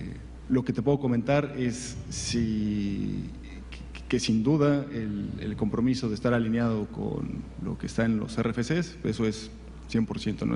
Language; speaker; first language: Spanish; native; Spanish